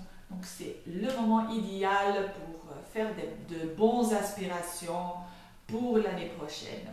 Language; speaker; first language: French; non-native, fluent; Dutch